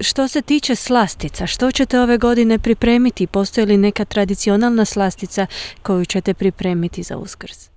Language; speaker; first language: Croatian; native; Croatian